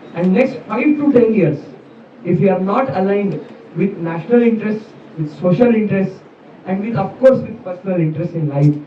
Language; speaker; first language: English; non-native, local second language; Marathi